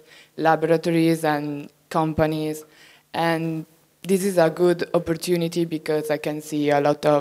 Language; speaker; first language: English; non-native, fluent; Italian